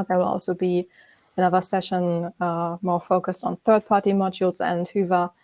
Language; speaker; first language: English; non-native, fluent; German